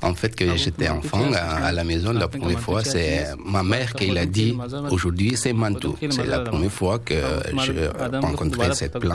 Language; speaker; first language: French; non-native, learner; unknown